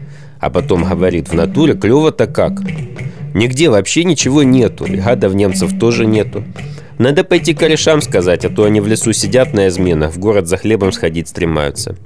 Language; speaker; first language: Russian; native; Russian